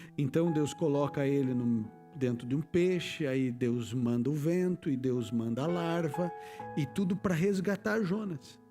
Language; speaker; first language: Portuguese; native; Portuguese